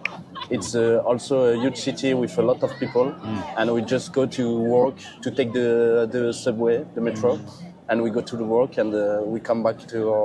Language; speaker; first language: English; non-native, fluent; French